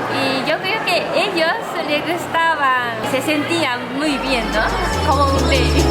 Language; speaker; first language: Spanish; non-native, fluent; Japanese